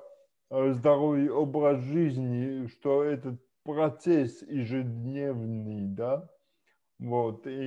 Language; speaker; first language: Russian; non-native, local second language; Latvian